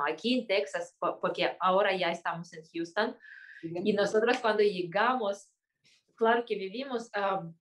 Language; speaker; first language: Spanish; non-native, fluent; Kyrgyz